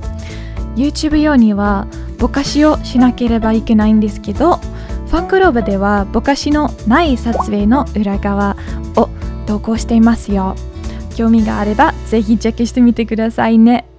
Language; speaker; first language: Japanese; non-native, fluent; Dutch